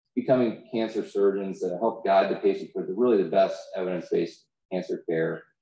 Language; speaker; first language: English; native; English